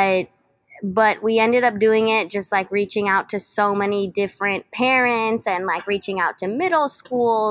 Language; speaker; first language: English; native; English